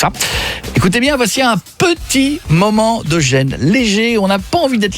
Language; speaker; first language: French; native; French